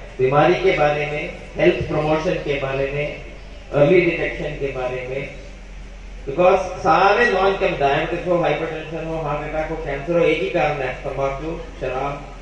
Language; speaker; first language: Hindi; non-native, local second language; Bangla